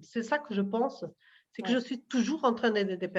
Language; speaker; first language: French; non-native, fluent; Portuguese